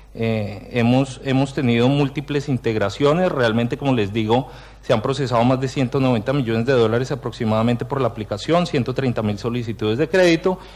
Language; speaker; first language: Spanish; native; Spanish